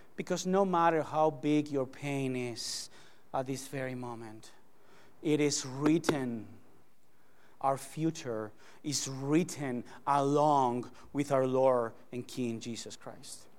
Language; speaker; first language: English; non-native, fluent; Spanish